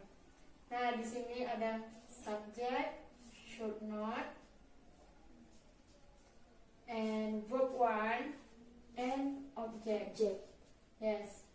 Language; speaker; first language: English; non-native, learner; Indonesian